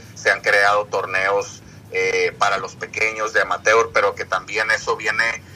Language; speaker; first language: Spanish; native; Spanish